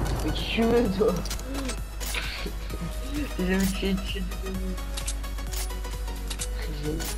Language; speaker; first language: French; native; French